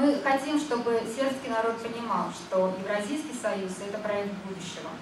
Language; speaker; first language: Russian; native; Russian